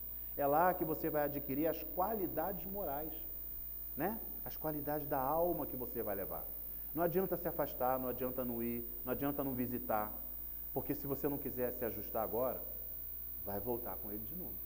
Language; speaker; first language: Portuguese; native; Portuguese